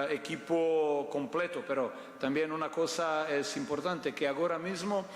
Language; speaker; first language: Spanish; non-native, fluent; Portuguese